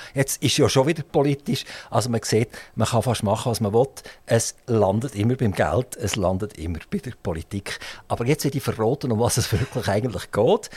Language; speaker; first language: German; native; German